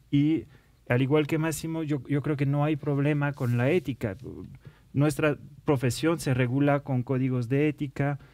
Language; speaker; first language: Spanish; non-native, fluent; French